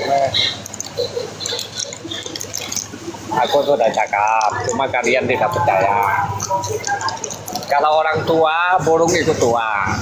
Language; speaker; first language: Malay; non-native, local second language; Hakka Chinese